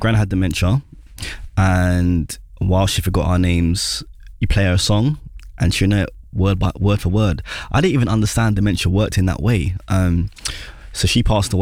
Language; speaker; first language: English; native; English